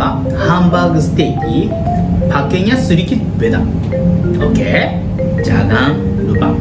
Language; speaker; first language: Indonesian; non-native, learner; Japanese